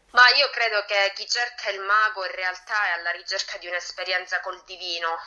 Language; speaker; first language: Italian; native; Italian